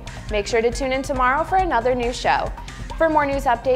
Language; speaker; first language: English; native; English